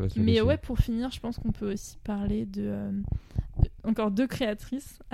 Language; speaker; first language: French; native; French